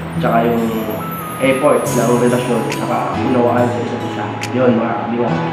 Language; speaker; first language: Filipino; native; Filipino